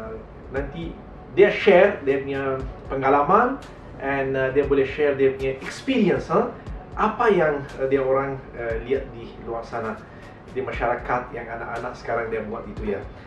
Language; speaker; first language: Indonesian; non-native, learner; Malay